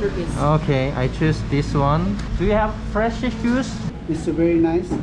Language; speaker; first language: English; non-native, learner; Korean